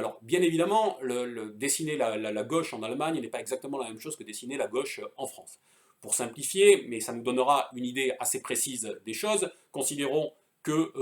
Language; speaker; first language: French; native; French